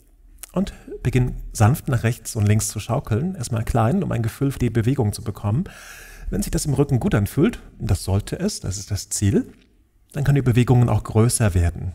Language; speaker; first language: German; native; German